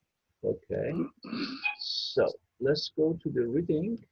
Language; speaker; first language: English; non-native, fluent; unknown